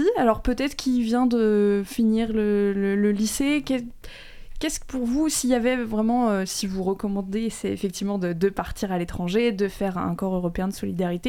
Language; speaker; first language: French; native; French